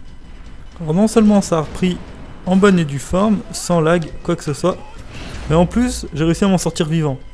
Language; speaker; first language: French; native; French